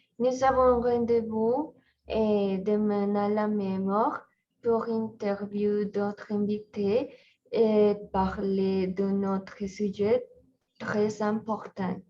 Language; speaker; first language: French; non-native, learner; Spanish